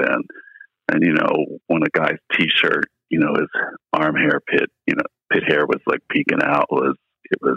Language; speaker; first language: English; native; English